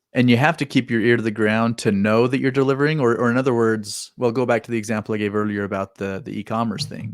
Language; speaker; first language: English; native; English